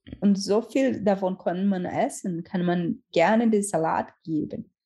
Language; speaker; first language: German; non-native, learner; Portuguese